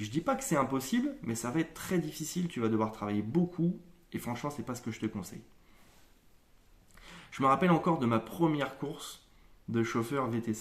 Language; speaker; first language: French; native; French